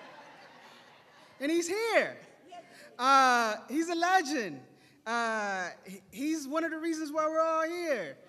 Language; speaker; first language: English; native; English